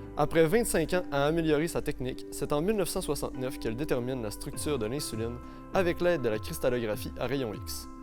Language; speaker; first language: French; native; French